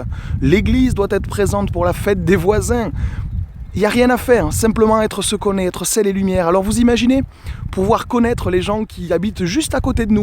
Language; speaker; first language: French; native; French